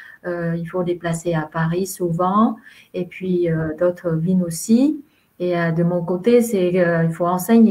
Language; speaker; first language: French; non-native, fluent; Vietnamese